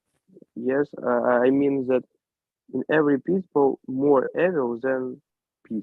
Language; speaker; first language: English; non-native, learner; Ukrainian